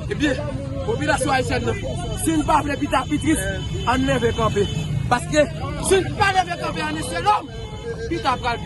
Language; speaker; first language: Haitian Creole; native; Haitian Creole